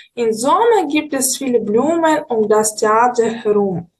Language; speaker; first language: German; non-native, learner; Ukrainian